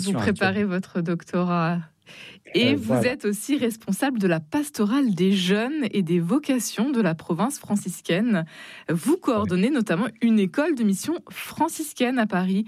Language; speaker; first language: French; native; French